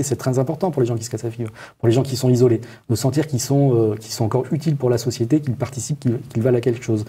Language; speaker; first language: French; native; French